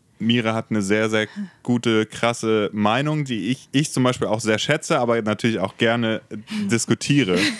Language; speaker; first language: German; native; German